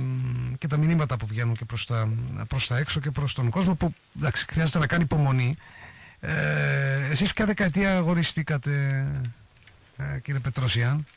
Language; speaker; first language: Greek; native; Greek